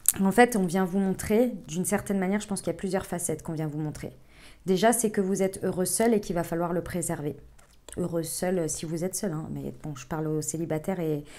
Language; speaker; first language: French; native; French